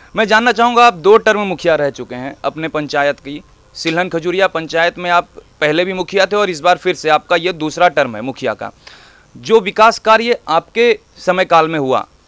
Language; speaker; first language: Hindi; native; Hindi